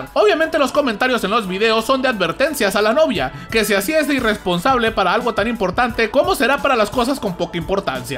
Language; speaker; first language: Spanish; native; Spanish